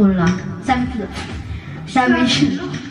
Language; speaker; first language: Korean; early bilingual, heritage; English